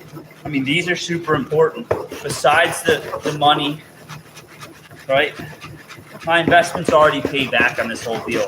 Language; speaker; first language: English; native; English